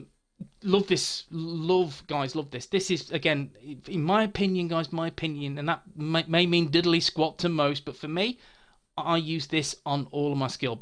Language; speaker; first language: English; native; English